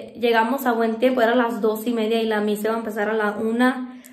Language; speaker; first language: Spanish; early bilingual, heritage; Spanish